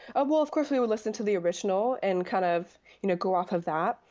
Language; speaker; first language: English; native; English